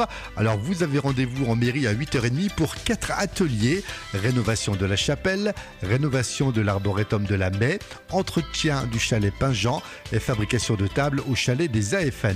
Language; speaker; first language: French; native; French